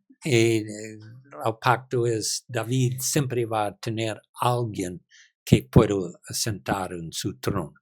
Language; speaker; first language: Spanish; non-native, learner; English